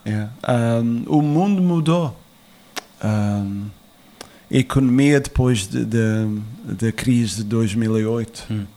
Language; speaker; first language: Portuguese; early bilingual, heritage; Portuguese